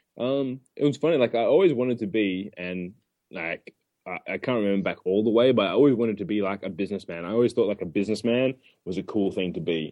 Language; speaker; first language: English; native; English